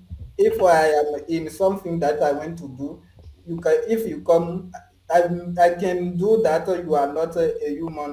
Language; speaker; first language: English; non-native, learner; French